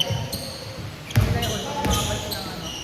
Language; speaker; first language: Filipino; native; Filipino